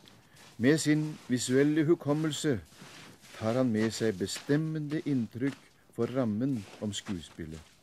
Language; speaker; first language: Norwegian; native; Norwegian